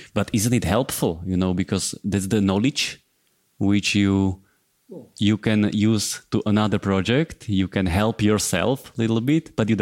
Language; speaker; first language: English; non-native, fluent; Slovak